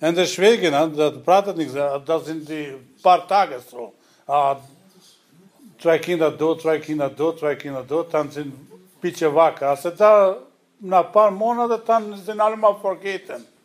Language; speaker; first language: Dutch; non-native, learner; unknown